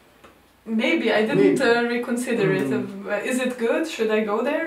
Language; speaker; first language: English; non-native, learner; Slovenian